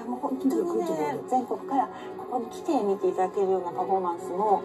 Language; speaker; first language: Japanese; native; Japanese